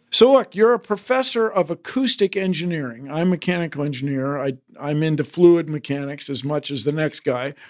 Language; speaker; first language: English; native; English